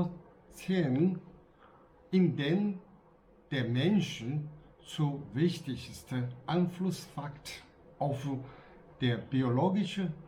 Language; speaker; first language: German; non-native, learner; Chinese